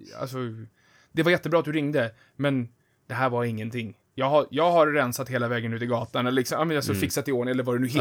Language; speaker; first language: Swedish; native; Swedish